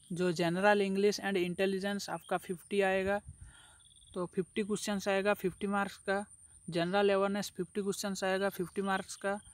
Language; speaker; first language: Hindi; non-native, local second language; Assamese